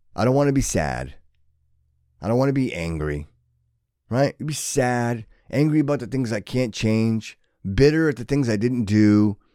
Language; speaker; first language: English; native; English